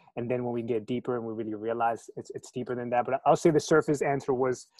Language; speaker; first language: English; early bilingual, other home language; Spanish